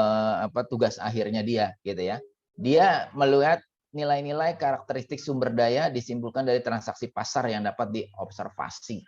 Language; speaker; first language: Indonesian; native; Indonesian